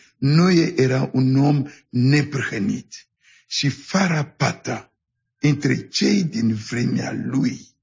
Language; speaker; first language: Romanian; non-native, fluent; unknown